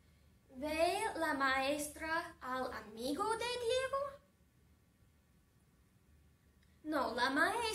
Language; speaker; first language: Spanish; non-native, fluent; English